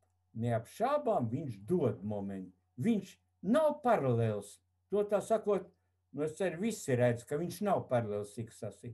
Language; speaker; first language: Latvian; native; Latvian